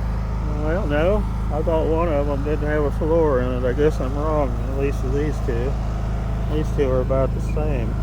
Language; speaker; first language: English; native; English